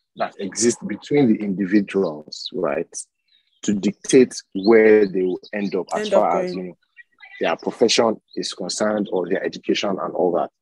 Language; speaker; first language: English; non-native, local second language; Yoruba